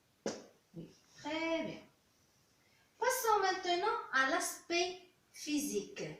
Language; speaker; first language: French; non-native, local second language; Arabic